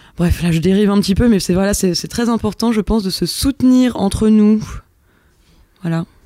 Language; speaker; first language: French; native; French